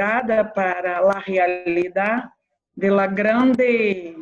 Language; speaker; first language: Spanish; non-native, learner; Portuguese